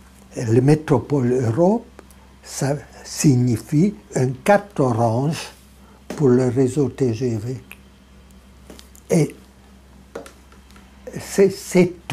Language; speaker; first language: French; non-native, fluent; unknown